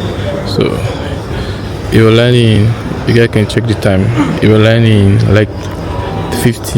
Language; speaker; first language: English; non-native, fluent; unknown